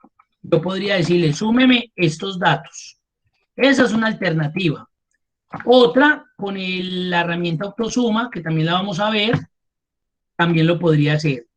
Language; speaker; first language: Spanish; native; Spanish